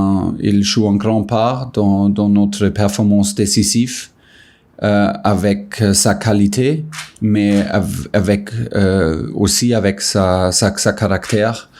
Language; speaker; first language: French; non-native, fluent; German